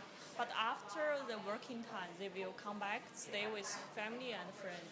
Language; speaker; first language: English; non-native, learner; Chinese